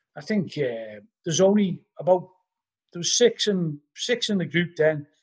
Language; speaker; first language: English; native; English